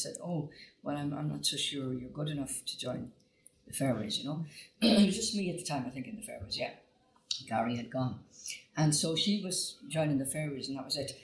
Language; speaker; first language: English; native; English